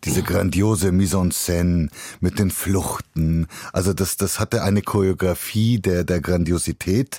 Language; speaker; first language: German; early bilingual, other home language; Bulgarian